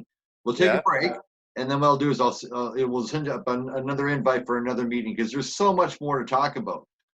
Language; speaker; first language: English; native; English